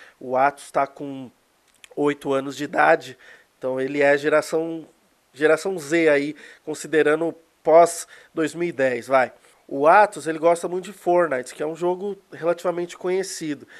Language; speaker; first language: Portuguese; native; Portuguese